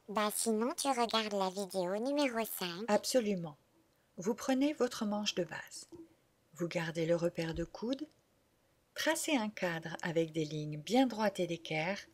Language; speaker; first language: French; native; French